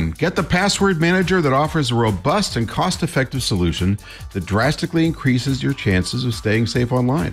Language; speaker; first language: English; native; English